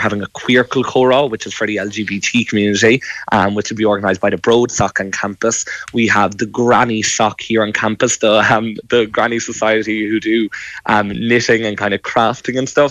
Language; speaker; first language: English; native; English